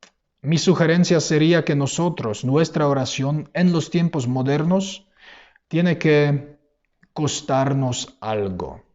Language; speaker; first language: Spanish; non-native, fluent; Polish